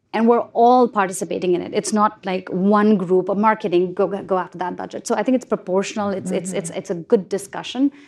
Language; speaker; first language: English; non-native, local second language; Hindi